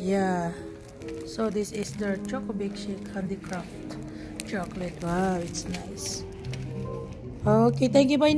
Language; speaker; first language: English; non-native, local second language; Filipino